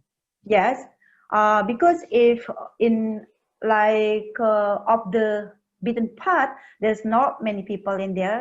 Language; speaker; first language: English; non-native, learner; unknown